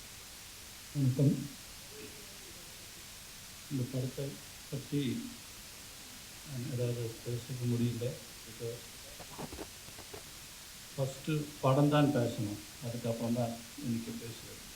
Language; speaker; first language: Tamil; non-native, learner; Malayalam